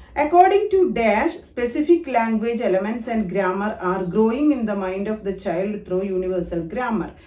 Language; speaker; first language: English; non-native, local second language; Malayalam